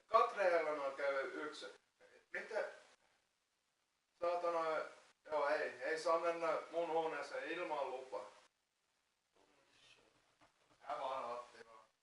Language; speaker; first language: Finnish; non-native, learner; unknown